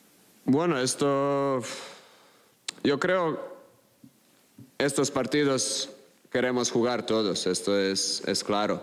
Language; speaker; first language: Spanish; non-native, fluent; Croatian